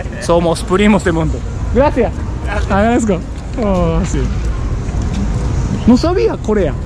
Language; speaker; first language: Spanish; non-native, learner; Japanese